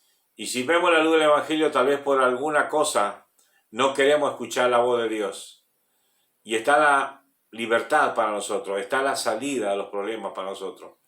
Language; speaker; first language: Spanish; native; Spanish